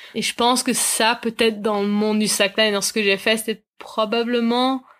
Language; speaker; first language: French; native; French